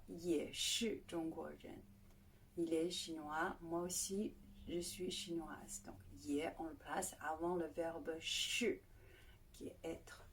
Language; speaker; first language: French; non-native, fluent; Chinese